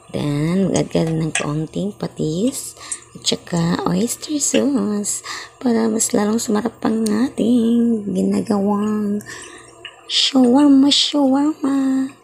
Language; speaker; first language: Filipino; non-native, local second language; Cebuano